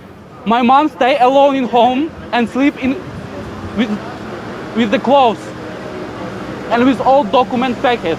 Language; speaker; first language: English; non-native, fluent; Ukrainian